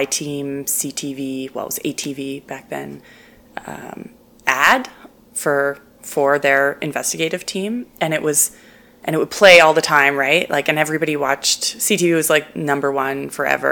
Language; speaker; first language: English; native; English